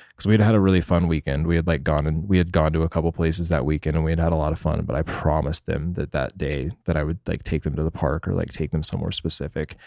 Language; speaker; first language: English; native; English